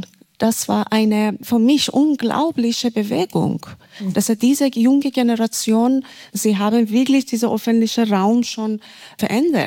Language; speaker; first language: German; non-native, fluent; Persian